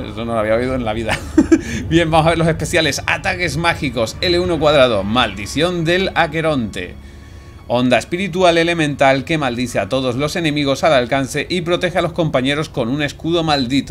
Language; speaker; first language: Spanish; native; Spanish